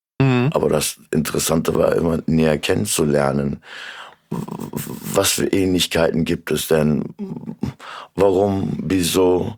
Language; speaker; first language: German; early bilingual, other home language; Turkish